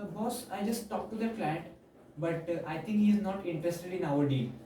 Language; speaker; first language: English; non-native, local second language; Marathi